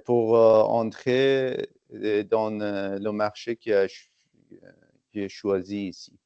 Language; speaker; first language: French; non-native, fluent; Persian